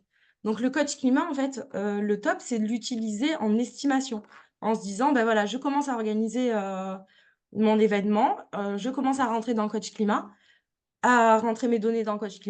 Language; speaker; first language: French; native; French